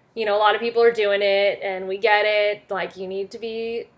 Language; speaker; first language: English; early bilingual, other home language; French